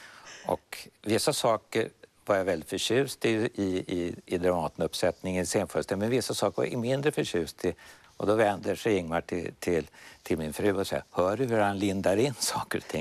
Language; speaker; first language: Swedish; native; Swedish